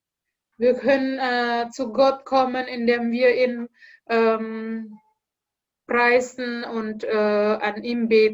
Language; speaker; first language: German; non-native, learner; Indonesian